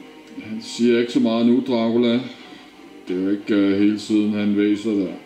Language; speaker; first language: Danish; native; Danish